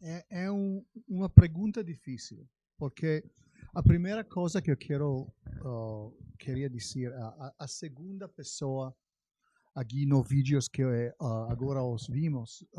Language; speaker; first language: Portuguese; non-native, fluent; Italian